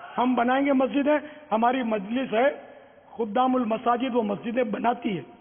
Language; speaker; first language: Urdu; non-native, local second language; Memoni